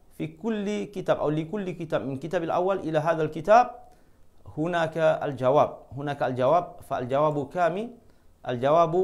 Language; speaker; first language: Arabic; non-native, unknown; Malay